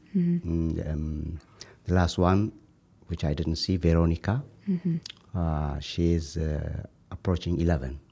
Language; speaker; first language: English; non-native, fluent; Amharic